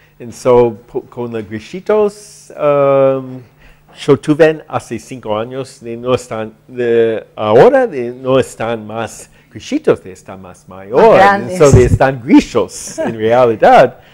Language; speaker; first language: Spanish; non-native, learner; English